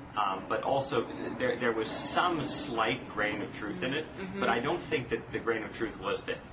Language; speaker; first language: English; native; English